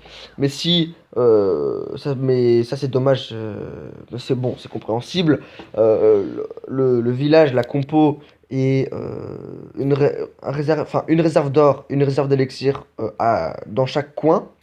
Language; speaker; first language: French; native; French